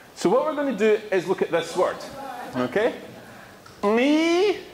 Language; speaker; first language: English; native; English